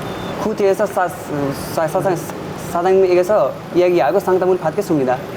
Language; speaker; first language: Korean; non-native, learner; Nepali